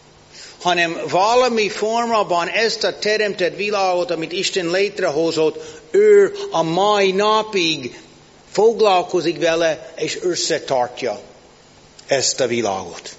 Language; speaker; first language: Hungarian; non-native, fluent; English